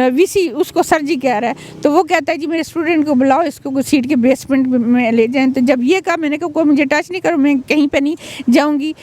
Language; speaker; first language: Urdu; non-native, local second language; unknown